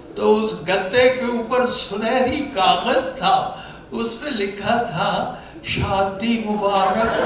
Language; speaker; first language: Urdu; non-native, local second language; Punjabi